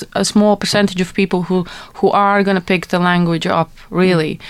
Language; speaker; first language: English; non-native, fluent; Latvian